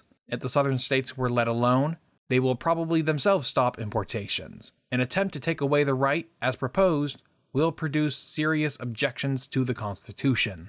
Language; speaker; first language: English; native; English